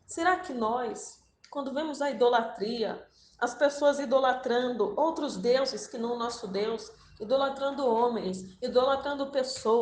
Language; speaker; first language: Portuguese; native; Portuguese